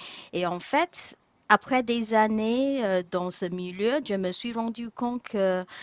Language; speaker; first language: French; non-native, fluent; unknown